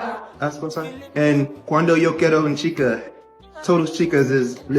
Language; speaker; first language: Spanish; non-native, learner; English